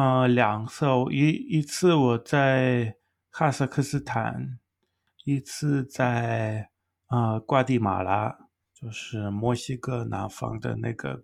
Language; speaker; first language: Chinese; non-native, fluent; English